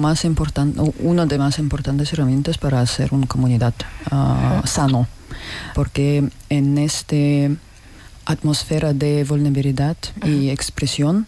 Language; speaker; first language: Spanish; non-native, learner; Russian